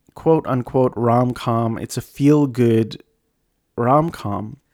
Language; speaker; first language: English; native; English